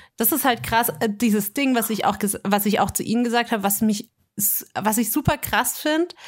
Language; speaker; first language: German; native; German